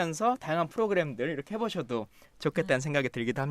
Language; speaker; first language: Korean; native; Korean